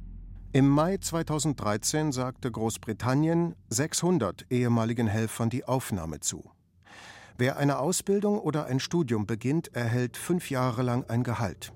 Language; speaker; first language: German; native; German